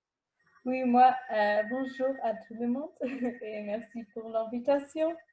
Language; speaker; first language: French; non-native, fluent; German